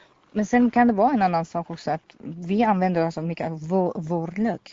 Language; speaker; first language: Swedish; non-native, fluent; Persian